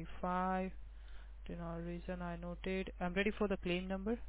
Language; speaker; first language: English; non-native, local second language; Gujarati